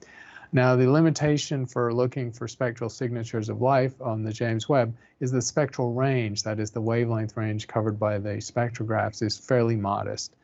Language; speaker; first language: English; native; English